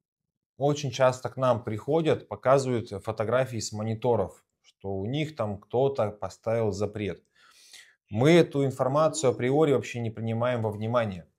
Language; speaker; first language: Russian; native; Russian